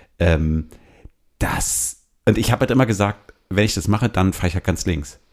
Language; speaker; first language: German; native; German